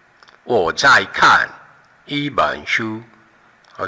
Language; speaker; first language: Chinese; non-native, fluent; Portuguese